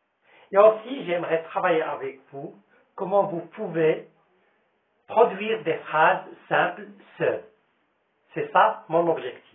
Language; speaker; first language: French; non-native, local second language; Arabic